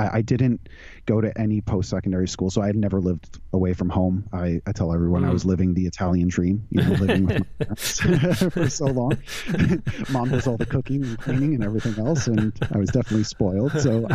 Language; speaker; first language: English; native; English